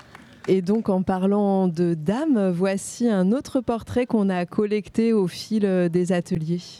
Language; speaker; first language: French; native; French